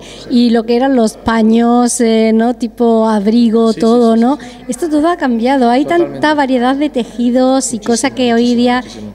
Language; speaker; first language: Spanish; native; Spanish